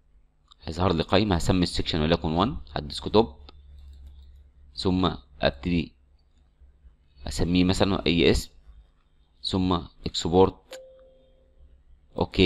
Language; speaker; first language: Arabic; native; Arabic